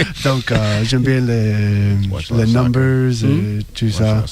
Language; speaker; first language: French; non-native, learner; English